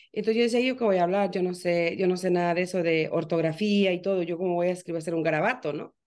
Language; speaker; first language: Spanish; native; Spanish